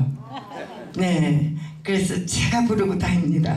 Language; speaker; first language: Korean; native; Korean